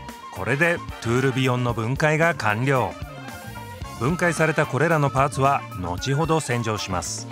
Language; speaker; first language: Japanese; native; Japanese